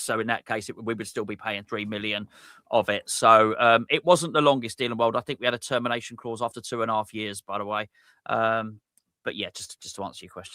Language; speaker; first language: English; native; English